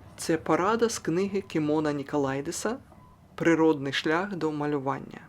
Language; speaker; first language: Ukrainian; non-native, local second language; Russian